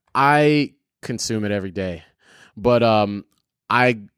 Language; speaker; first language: English; early bilingual, other home language; Filipino